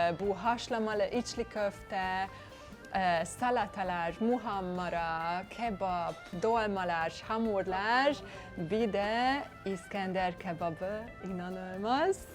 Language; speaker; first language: Turkish; non-native, fluent; Hungarian